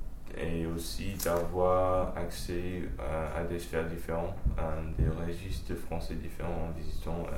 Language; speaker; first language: French; early bilingual, heritage; French